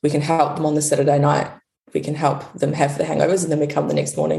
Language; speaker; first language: English; native; English